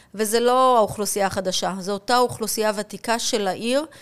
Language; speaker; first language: Hebrew; native; Hebrew